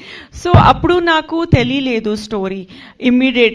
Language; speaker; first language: Telugu; non-native, local second language; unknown